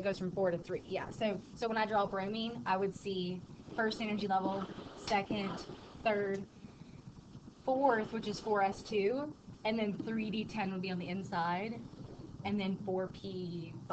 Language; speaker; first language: English; native; English